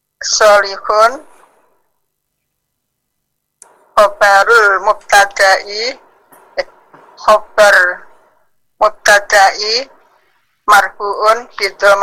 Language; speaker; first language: Arabic; non-native, learner; Indonesian